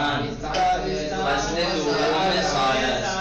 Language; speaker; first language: Persian; non-native, learner; Urdu